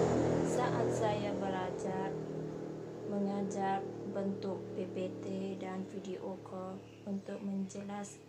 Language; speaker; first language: Indonesian; non-native, learner; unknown